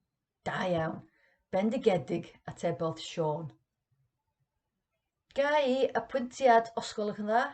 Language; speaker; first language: Welsh; non-native, learner; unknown